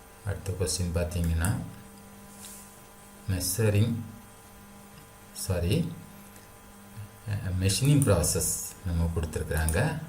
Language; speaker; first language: English; non-native, local second language; Tamil